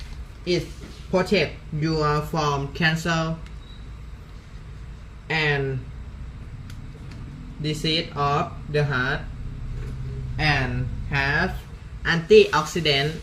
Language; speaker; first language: English; non-native, learner; Thai